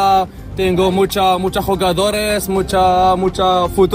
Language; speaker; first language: Spanish; non-native, learner; Arabic